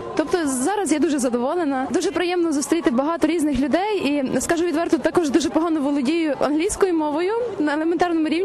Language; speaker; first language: Ukrainian; native; Ukrainian